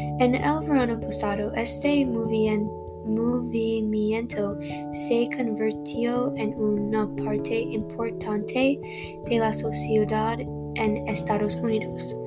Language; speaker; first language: Spanish; non-native, learner; English